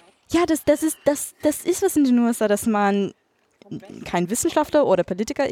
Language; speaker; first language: German; non-native, fluent; English